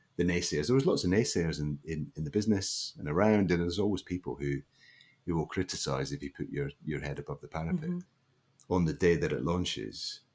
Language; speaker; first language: English; native; English